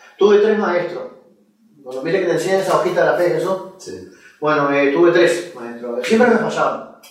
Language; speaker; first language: Spanish; native; Spanish